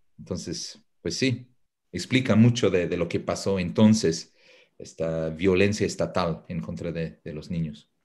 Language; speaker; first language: Spanish; non-native, fluent; English